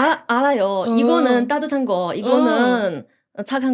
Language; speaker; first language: Korean; non-native, learner; Chinese